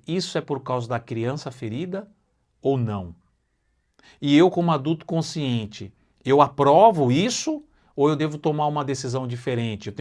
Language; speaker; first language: Portuguese; native; Portuguese